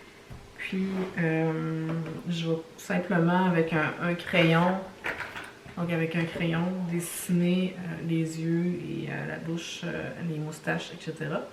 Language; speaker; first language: French; native; French